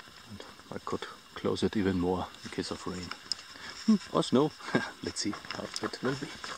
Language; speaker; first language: English; non-native, fluent; German